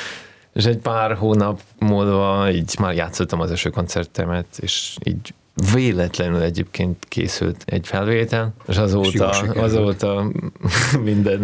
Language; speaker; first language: Hungarian; non-native, fluent; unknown